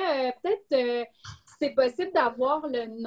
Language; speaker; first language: French; native; French